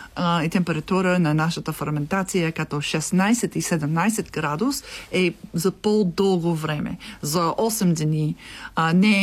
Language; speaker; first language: Bulgarian; non-native, learner; English